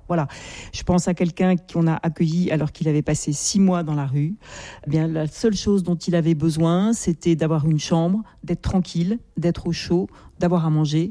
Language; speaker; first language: French; native; French